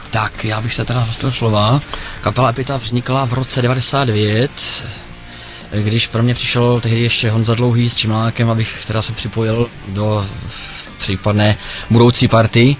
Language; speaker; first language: Czech; native; Czech